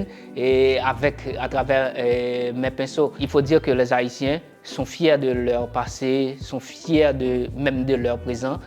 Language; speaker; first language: French; non-native, local second language; Haitian Creole